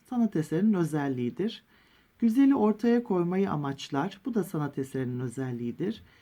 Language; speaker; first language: Turkish; native; Turkish